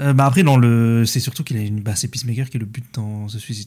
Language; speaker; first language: French; native; French